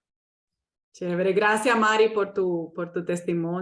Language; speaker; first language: Spanish; native; Spanish